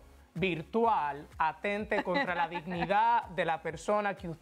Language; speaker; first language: Spanish; native; Spanish